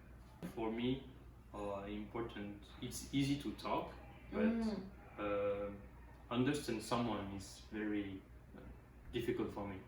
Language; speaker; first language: English; non-native, learner; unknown